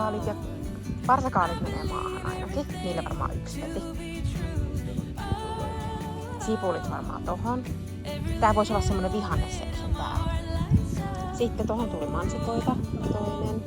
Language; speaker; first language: Finnish; native; Finnish